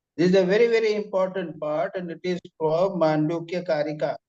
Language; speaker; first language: English; non-native, local second language; Hindi